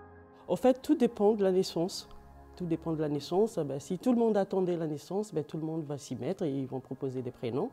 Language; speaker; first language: French; non-native, local second language; Lingala